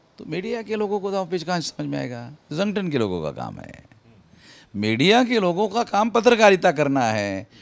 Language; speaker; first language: Hindi; native; Hindi